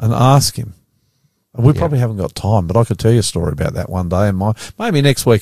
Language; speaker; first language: English; native; English